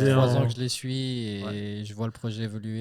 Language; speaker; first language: French; native; French